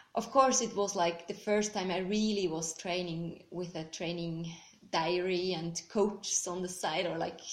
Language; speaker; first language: English; non-native, fluent; Swiss German